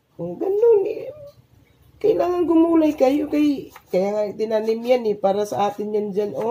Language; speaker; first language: Filipino; non-native, local second language; Cebuano